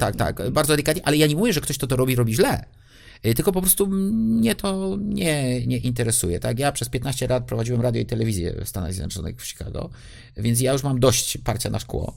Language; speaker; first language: Polish; native; Polish